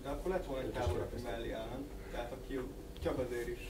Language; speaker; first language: Hungarian; native; Hungarian